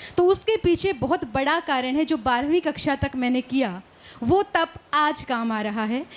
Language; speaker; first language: Hindi; native; Hindi